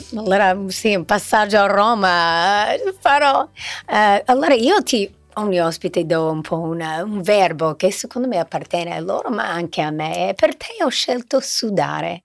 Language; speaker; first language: Italian; non-native, fluent; English